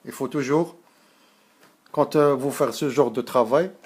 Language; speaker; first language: French; non-native, local second language; Arabic